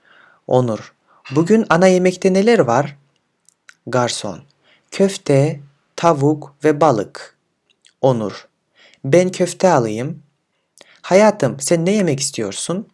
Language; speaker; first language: Turkish; non-native, fluent; Kyrgyz